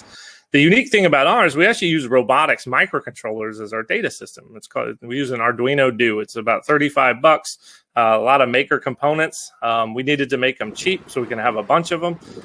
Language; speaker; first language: English; native; English